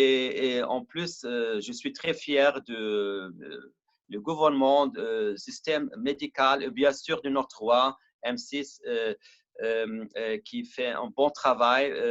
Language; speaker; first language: French; non-native, learner; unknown